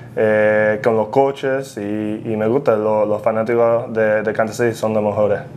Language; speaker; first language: Spanish; early bilingual, heritage; Spanish